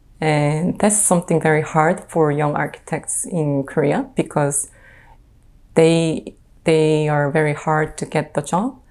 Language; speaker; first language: English; non-native, fluent; Korean